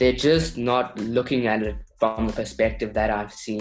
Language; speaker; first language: English; native; English